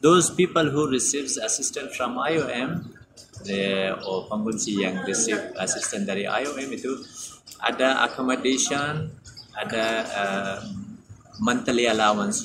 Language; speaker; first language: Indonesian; non-native, learner; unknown